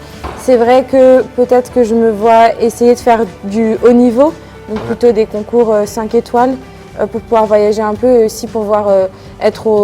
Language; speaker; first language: French; native; French